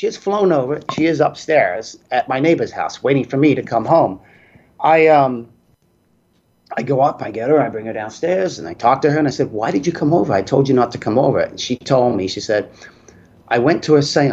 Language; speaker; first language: English; native; English